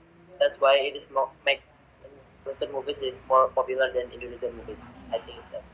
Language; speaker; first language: English; non-native, learner; Indonesian